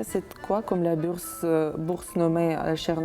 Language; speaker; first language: French; non-native, fluent; Uzbek